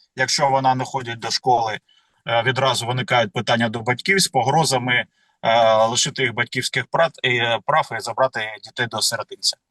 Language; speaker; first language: Ukrainian; native; Ukrainian